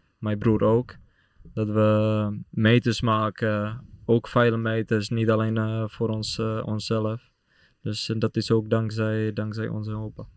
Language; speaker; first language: Dutch; non-native, fluent; Czech